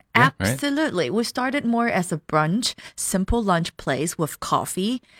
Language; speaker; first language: English; non-native, local second language; Cantonese